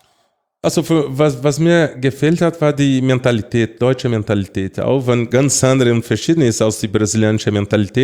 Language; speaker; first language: German; non-native, fluent; Portuguese